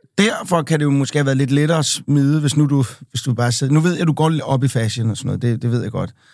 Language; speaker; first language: Danish; native; Danish